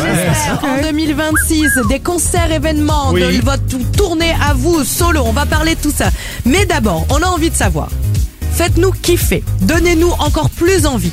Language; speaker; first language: French; native; French